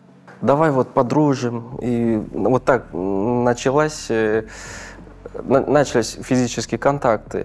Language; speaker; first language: Russian; non-native, fluent; Korean